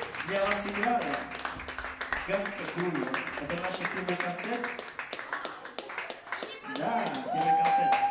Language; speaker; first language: Russian; non-native, fluent; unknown